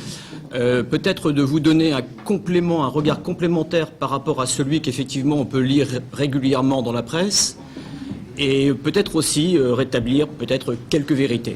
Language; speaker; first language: French; native; French